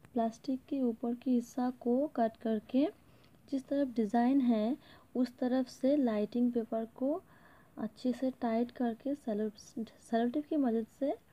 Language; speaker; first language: Hindi; non-native, local second language; Bangla